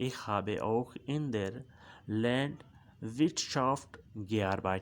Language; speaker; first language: German; non-native, learner; Urdu